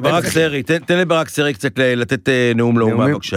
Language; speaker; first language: Hebrew; native; Hebrew